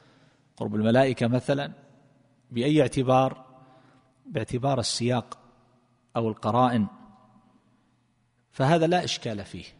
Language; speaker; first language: Arabic; native; Arabic